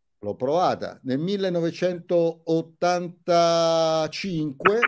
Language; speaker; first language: Italian; native; Italian